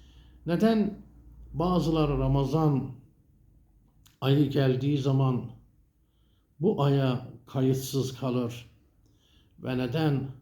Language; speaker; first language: Turkish; native; Turkish